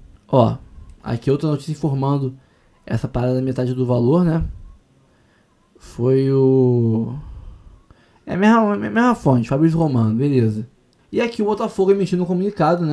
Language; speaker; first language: Portuguese; native; Portuguese